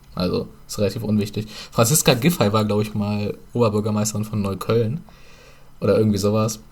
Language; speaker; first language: German; early bilingual, other home language; Turkish